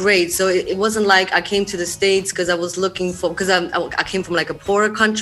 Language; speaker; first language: English; non-native, fluent; Swiss German